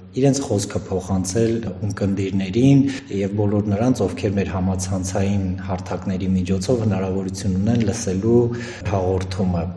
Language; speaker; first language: Armenian; native; Armenian